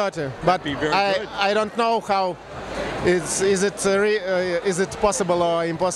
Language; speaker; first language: English; non-native, fluent; Russian